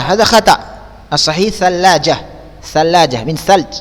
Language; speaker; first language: Arabic; non-native, fluent; Indonesian